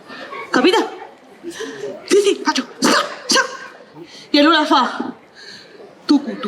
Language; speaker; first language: Italian; non-native, learner; Spanish